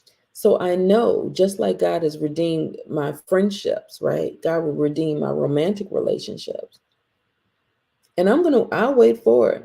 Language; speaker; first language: English; native; English